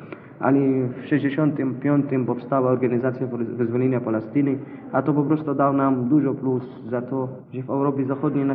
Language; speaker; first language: Polish; non-native, learner; Arabic